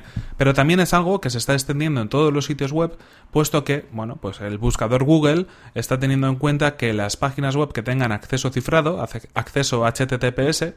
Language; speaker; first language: Spanish; native; Spanish